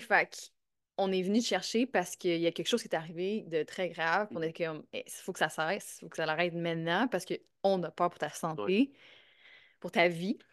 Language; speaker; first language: French; native; French